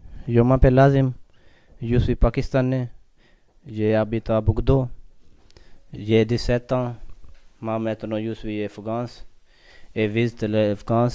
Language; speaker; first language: French; non-native, learner; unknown